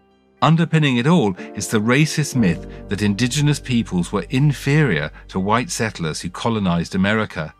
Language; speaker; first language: English; native; English